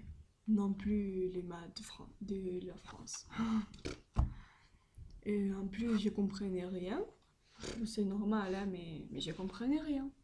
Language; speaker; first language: French; non-native, learner; Spanish